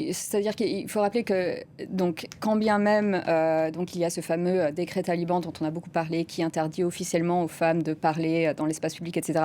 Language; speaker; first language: French; native; French